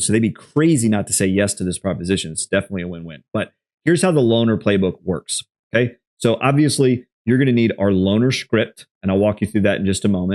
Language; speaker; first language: English; native; English